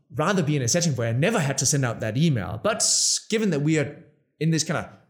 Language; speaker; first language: English; non-native, fluent; Danish